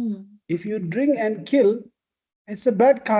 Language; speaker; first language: English; non-native, fluent; Tibetan